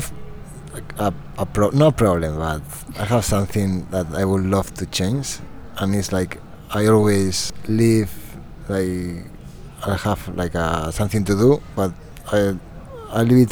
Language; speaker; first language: English; non-native, fluent; Spanish